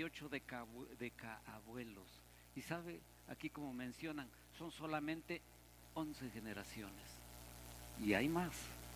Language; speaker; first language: Spanish; native; Spanish